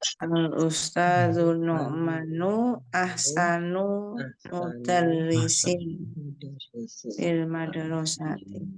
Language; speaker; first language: Arabic; non-native, learner; Indonesian